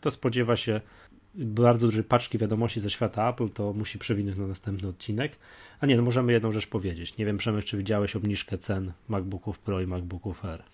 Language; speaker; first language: Polish; native; Polish